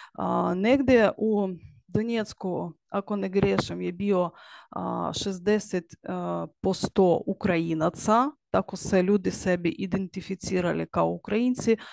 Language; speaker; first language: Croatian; non-native, learner; Ukrainian